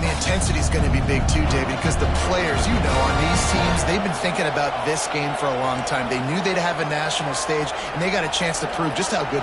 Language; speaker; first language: English; native; English